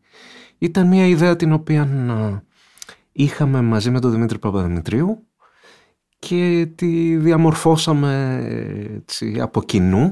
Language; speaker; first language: Greek; native; Greek